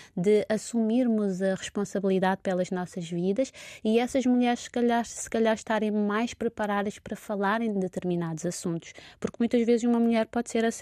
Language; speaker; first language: Portuguese; non-native, local second language; Kabuverdianu